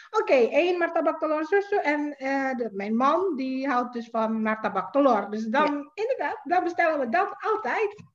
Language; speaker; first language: Dutch; non-native, fluent; Indonesian